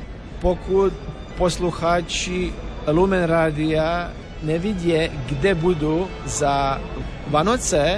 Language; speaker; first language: Slovak; non-native, learner; Croatian